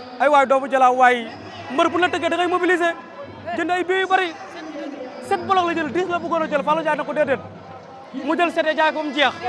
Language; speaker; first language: Wolof; native; Wolof